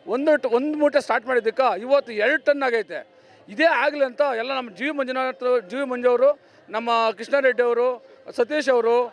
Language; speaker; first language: Kannada; native; Kannada